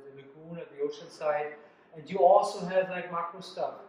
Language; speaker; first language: English; non-native, fluent; German